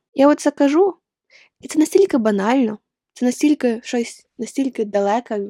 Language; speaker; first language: Ukrainian; non-native, local second language; Russian